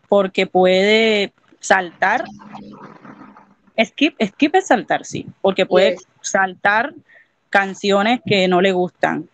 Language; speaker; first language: Spanish; native; Spanish